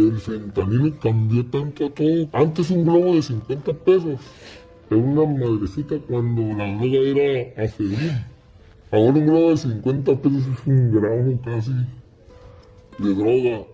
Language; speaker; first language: Spanish; native; Spanish